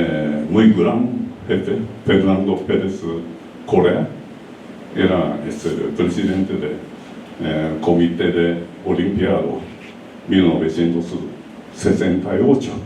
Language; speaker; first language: Spanish; non-native, learner; Japanese